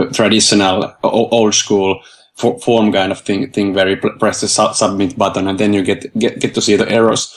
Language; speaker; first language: English; non-native, fluent; Finnish